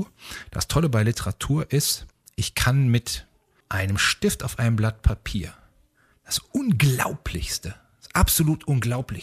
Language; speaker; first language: German; native; German